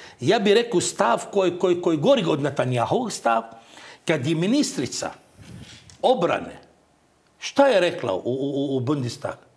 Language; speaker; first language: Croatian; non-native, fluent; Arabic